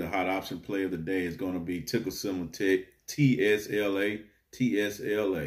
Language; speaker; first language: English; native; English